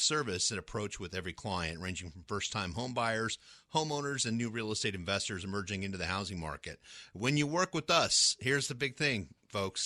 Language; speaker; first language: English; native; English